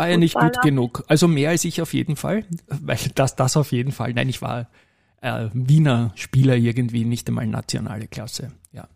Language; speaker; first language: German; native; German